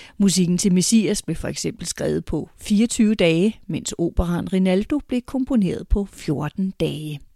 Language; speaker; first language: Danish; native; Danish